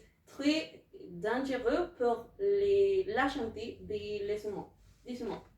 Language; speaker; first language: French; non-native, learner; Spanish